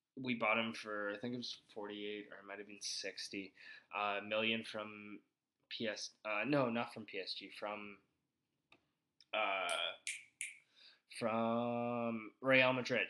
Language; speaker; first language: English; native; English